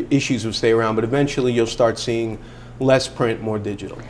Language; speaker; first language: English; native; English